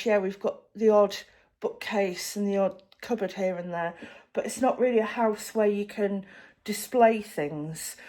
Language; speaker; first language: English; native; English